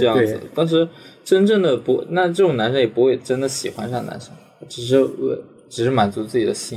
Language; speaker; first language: Chinese; native; Chinese